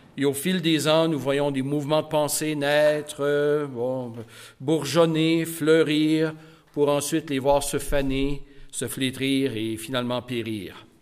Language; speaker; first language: French; native; French